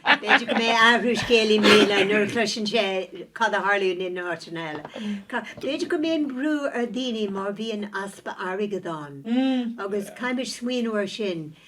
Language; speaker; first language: Irish; non-native, local second language; English